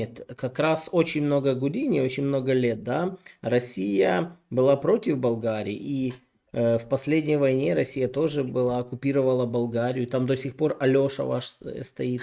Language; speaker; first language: Russian; non-native, local second language; Ukrainian